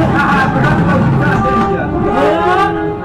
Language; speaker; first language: English; native; English